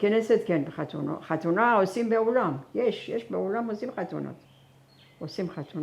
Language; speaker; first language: Hebrew; non-native, fluent; Persian